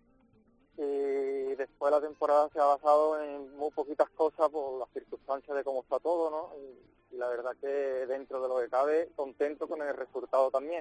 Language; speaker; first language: Spanish; native; Spanish